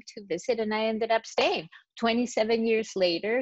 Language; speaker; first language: English; non-native, fluent; Spanish